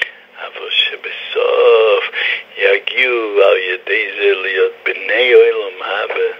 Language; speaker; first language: Hebrew; non-native, fluent; English